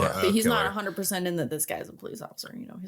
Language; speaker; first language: English; native; English